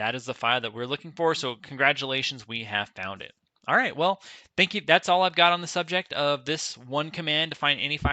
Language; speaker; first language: English; native; English